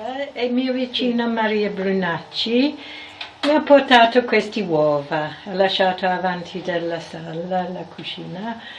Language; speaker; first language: Italian; non-native, fluent; English